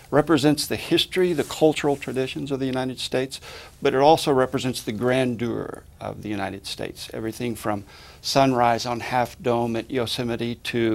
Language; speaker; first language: English; native; English